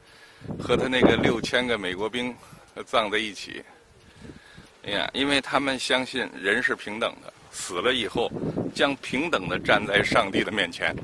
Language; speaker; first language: Chinese; native; Chinese